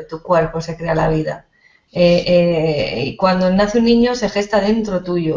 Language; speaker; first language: Spanish; native; Spanish